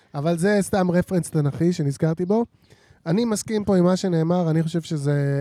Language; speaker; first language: Hebrew; native; Hebrew